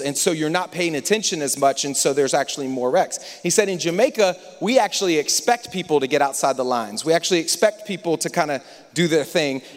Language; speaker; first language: English; native; English